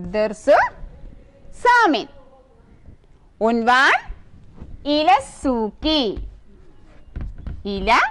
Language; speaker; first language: Arabic; non-native, fluent; Malayalam